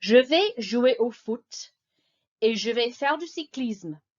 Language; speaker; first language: French; non-native, fluent; English